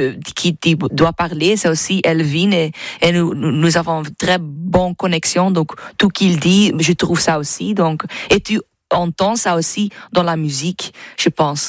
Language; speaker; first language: French; non-native, learner; English